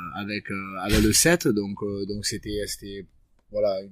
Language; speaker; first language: French; native; French